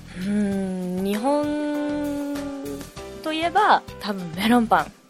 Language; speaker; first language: Japanese; non-native, fluent; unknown